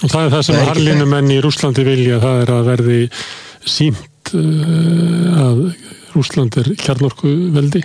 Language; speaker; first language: Icelandic; native; Icelandic